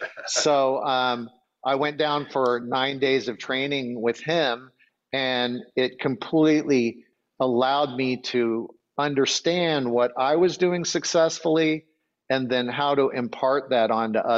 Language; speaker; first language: English; native; English